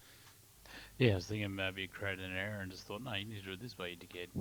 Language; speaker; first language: English; native; English